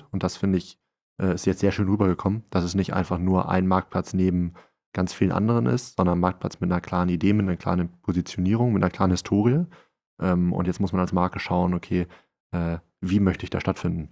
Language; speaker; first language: German; native; German